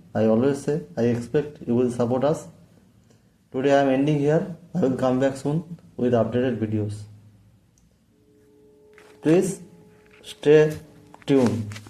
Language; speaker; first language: English; non-native, local second language; Bangla